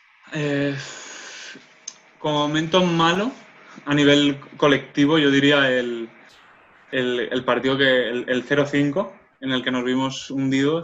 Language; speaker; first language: Spanish; non-native, local second language; Catalan